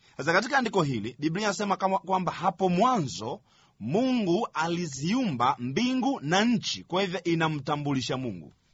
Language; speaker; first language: Swahili; native; Swahili